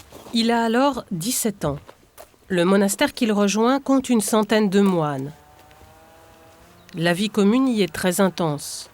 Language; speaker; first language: French; native; French